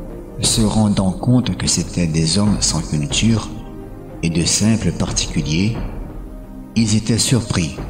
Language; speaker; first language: French; native; French